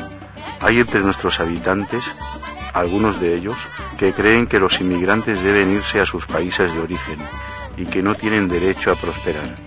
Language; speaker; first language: Spanish; native; Spanish